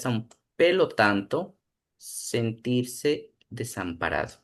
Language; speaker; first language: Spanish; non-native, learner; Portuguese